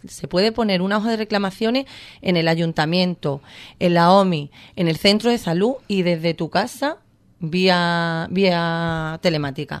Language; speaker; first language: Spanish; native; Spanish